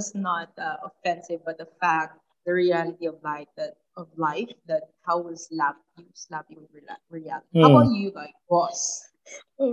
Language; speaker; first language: English; non-native, local second language; Filipino